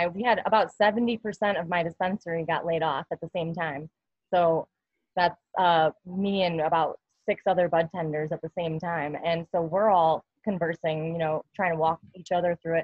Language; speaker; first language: English; native; English